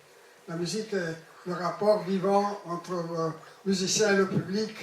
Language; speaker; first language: French; non-native, fluent; Italian